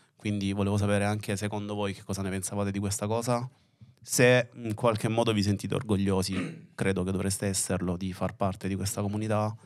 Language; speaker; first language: Italian; native; Italian